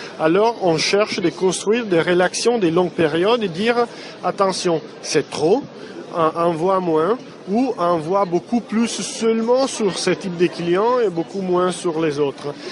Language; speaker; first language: French; non-native, fluent; Italian